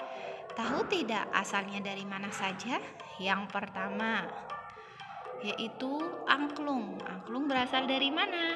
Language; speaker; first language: Indonesian; native; Indonesian